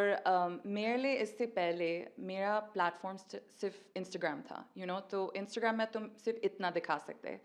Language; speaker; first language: Hindi; non-native, learner; English